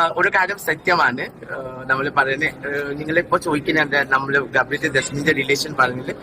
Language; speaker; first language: Malayalam; non-native, local second language; Assamese